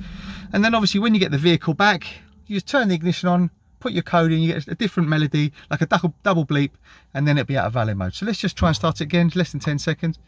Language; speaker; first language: English; native; English